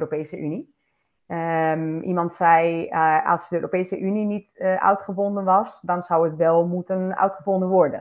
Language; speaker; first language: Dutch; non-native, fluent; Spanish